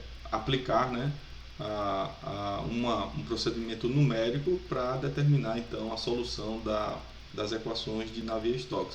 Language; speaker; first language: Portuguese; native; Portuguese